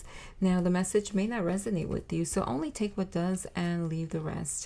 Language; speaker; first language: English; native; English